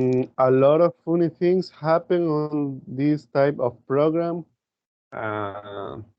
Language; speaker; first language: English; non-native, learner; Spanish